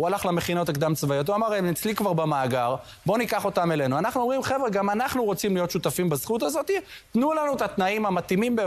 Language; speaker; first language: Hebrew; native; Hebrew